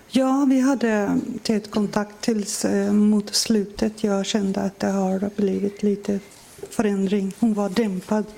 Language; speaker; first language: Swedish; non-native, fluent; Persian